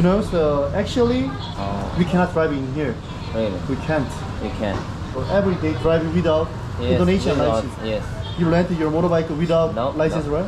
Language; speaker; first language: English; non-native, learner; Korean